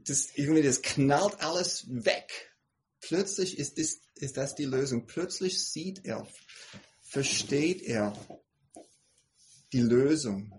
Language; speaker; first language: German; non-native, fluent; English